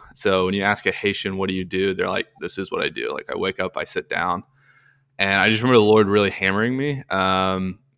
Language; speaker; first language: English; native; English